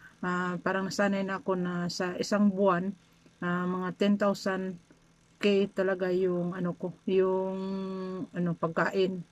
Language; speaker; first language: Filipino; non-native, local second language; Cebuano